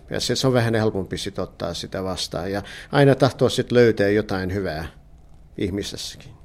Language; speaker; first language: Finnish; early bilingual, heritage; English